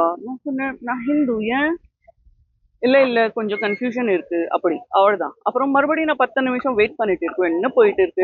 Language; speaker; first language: Tamil; non-native, local second language; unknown